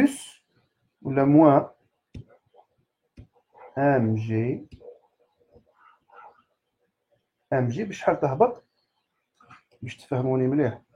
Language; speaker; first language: Arabic; native; Arabic